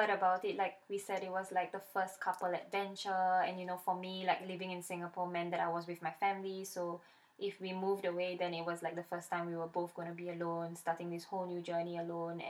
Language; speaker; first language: English; native; English